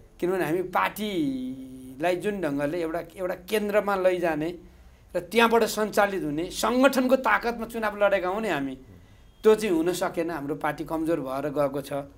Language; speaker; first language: Nepali; native; Nepali